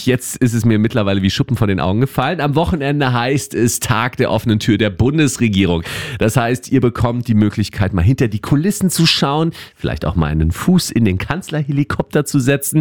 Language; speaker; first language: German; native; German